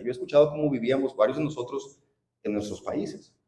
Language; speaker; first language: Spanish; native; Spanish